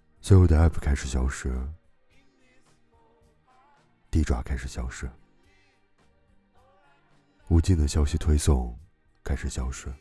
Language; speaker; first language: Chinese; native; Chinese